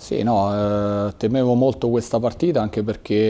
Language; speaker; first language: Italian; native; Italian